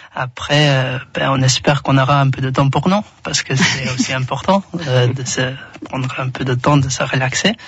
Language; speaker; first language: French; non-native, fluent; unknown